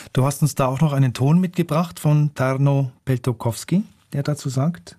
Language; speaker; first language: German; native; German